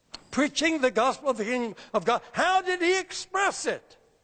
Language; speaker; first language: English; native; English